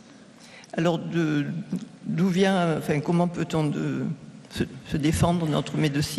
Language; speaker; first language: French; native; French